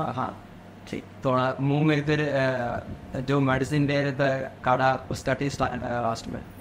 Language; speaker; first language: Hindi; native; Hindi